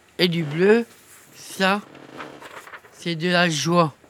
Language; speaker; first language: French; native; French